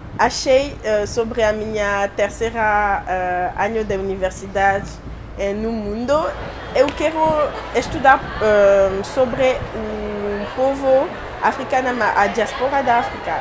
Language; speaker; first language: Portuguese; non-native, learner; French